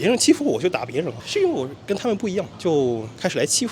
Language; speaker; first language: Chinese; early bilingual, heritage; Chinese